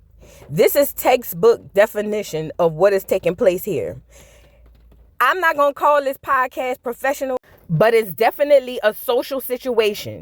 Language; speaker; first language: English; native; English